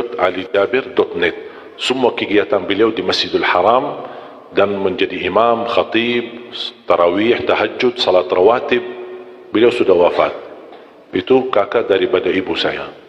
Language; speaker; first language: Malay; non-native, fluent; Arabic